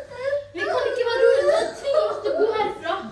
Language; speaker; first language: Norwegian; non-native, learner; Somali